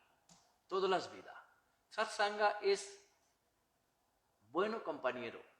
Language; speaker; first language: Spanish; non-native, learner; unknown